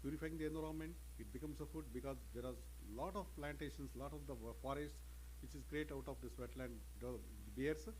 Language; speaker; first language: English; non-native, local second language; Kannada